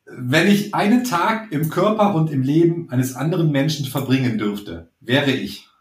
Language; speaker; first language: German; native; German